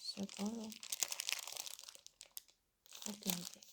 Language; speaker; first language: French; non-native, learner; Korean